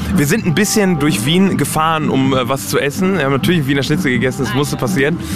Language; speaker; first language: German; native; German